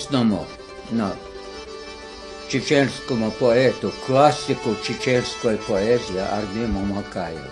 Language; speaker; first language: Russian; non-native, local second language; Chechen